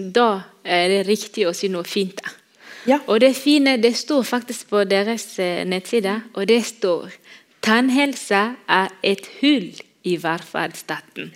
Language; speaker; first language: Norwegian; non-native, fluent; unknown